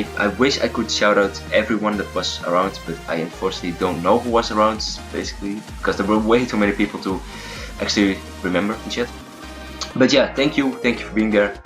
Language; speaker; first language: English; non-native, fluent; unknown